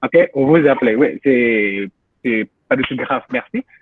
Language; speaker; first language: French; non-native, fluent; Indonesian